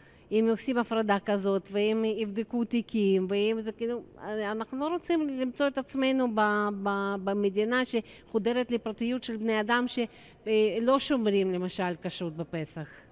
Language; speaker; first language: Hebrew; non-native, fluent; Russian